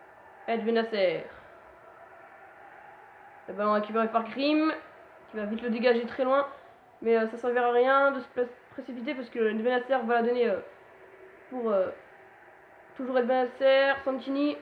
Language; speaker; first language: French; native; French